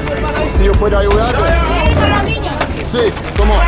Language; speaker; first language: Spanish; non-native, learner; English